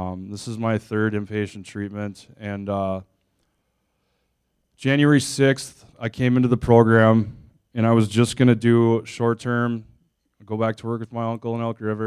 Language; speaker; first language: English; native; English